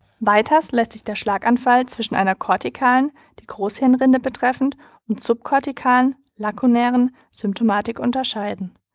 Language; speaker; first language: German; native; German